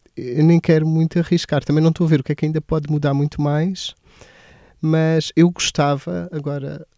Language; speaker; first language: Portuguese; native; Portuguese